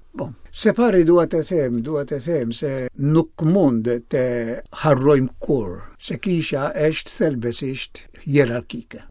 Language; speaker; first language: Albanian; non-native, fluent; Maltese